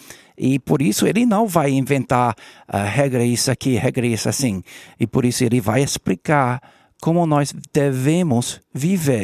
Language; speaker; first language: Portuguese; non-native, learner; English